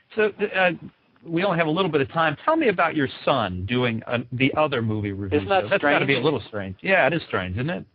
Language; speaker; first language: English; native; English